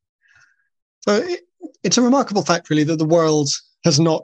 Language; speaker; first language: English; native; English